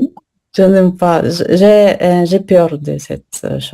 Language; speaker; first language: French; non-native, learner; Russian